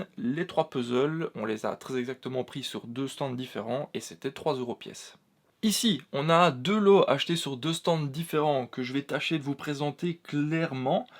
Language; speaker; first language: French; native; French